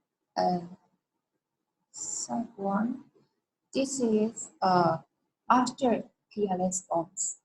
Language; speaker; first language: English; non-native, learner; Japanese